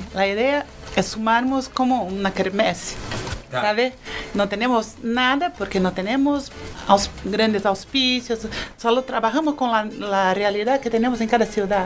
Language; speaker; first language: Spanish; non-native, fluent; Portuguese